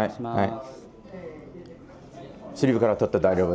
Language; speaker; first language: Japanese; non-native, learner; English